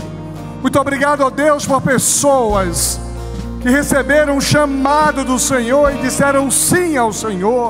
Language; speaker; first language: Portuguese; native; Portuguese